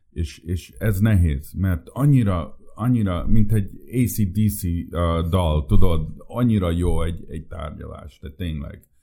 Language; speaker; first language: Hungarian; early bilingual, heritage; Hungarian